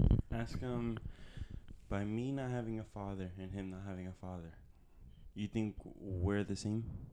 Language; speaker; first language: English; early bilingual, other home language; Spanish